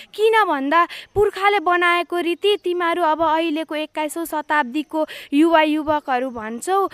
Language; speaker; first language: Nepali; native; Nepali